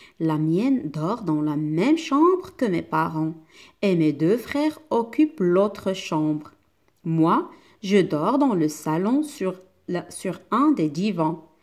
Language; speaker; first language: French; non-native, local second language; Arabic